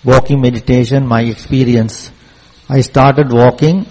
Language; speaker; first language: English; non-native, local second language; Sinhala